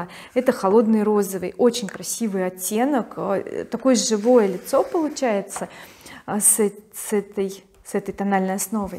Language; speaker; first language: Russian; native; Russian